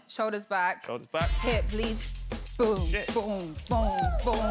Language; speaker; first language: English; native; English